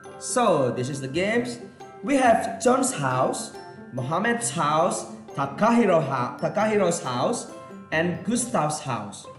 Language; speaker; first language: English; non-native, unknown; Indonesian